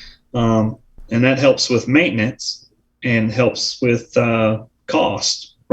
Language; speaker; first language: English; native; English